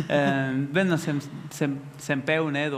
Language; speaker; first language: Slovenian; non-native, learner; Spanish